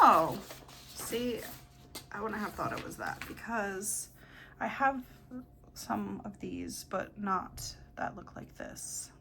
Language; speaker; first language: English; native; English